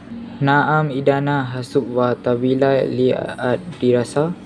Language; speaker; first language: Arabic; non-native, learner; Malay